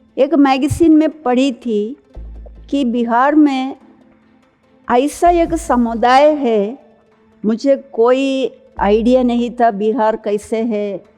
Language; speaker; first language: Hindi; non-native, local second language; Malayalam